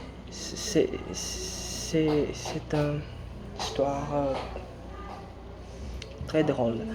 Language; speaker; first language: French; non-native, learner; Portuguese